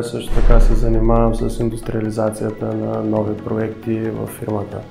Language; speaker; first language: Bulgarian; native; Bulgarian